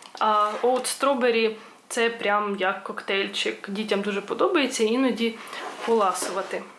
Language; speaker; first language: Ukrainian; non-native, local second language; Russian